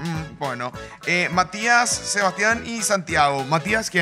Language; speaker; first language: Spanish; native; Spanish